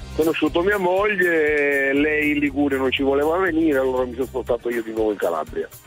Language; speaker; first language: Italian; native; Italian